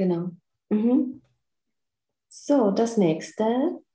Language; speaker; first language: German; non-native, fluent; Czech